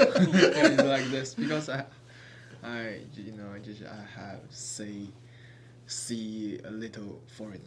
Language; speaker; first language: English; non-native, learner; Chinese